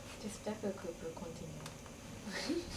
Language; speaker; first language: French; non-native, fluent; Japanese